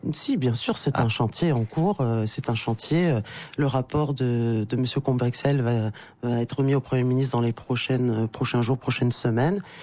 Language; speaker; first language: French; native; French